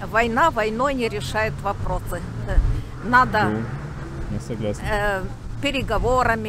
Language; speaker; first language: Russian; native; Russian